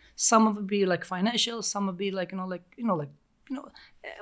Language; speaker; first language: English; non-native, learner; Turkish